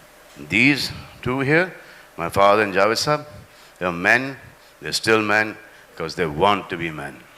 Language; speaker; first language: English; non-native, local second language; Hindi